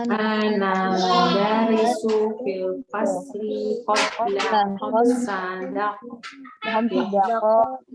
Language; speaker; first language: Arabic; non-native, learner; Indonesian